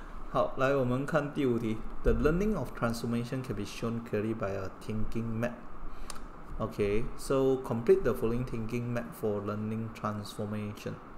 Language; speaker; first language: English; non-native, local second language; Chinese